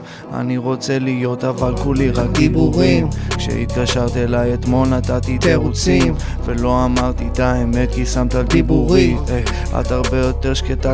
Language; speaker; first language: Hebrew; native; Hebrew